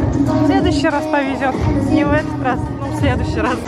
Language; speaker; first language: Russian; non-native, local second language; Kazakh